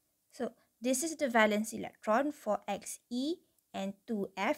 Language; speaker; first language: English; non-native, local second language; Malay